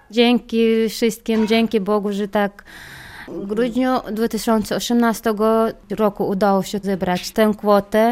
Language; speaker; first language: Polish; non-native, learner; Chechen